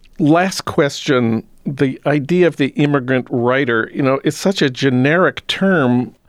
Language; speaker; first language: English; native; English